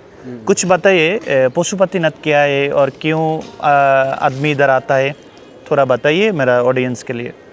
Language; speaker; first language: Hindi; non-native, learner; Bangla